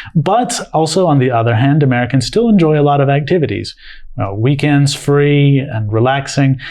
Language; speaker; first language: English; native; English